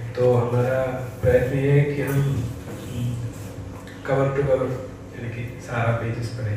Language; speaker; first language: Hindi; non-native, fluent; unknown